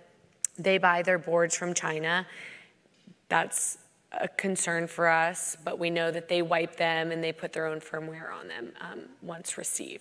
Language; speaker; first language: English; native; English